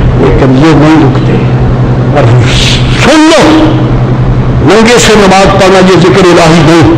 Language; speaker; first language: Urdu; non-native, local second language; Punjabi